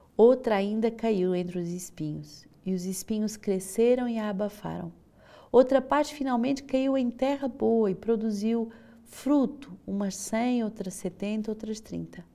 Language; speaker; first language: Portuguese; non-native, fluent; French